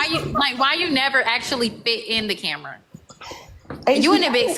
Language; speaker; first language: English; native; English